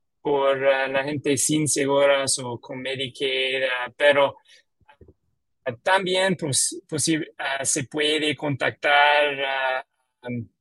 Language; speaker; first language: Spanish; non-native, learner; English